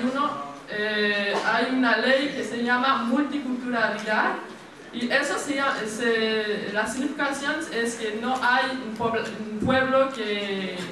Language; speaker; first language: Spanish; non-native, learner; French